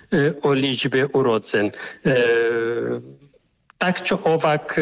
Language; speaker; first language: Polish; non-native, fluent; Arabic